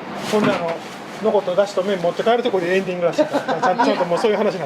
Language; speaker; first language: Japanese; native; Japanese